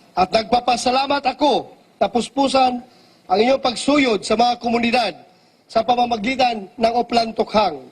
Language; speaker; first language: Filipino; native; Filipino